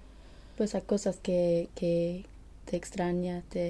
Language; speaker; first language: Spanish; non-native, learner; English